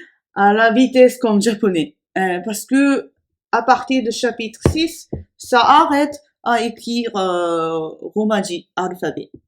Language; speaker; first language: French; non-native, fluent; Japanese